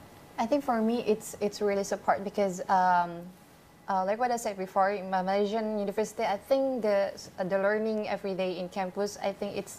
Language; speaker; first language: English; non-native, fluent; Indonesian